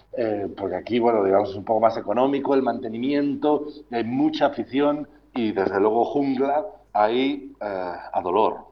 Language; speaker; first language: Spanish; native; Spanish